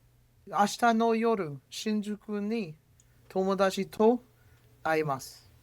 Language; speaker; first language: Japanese; non-native, learner; English